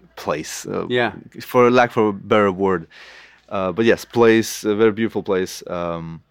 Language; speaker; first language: English; non-native, fluent; Lithuanian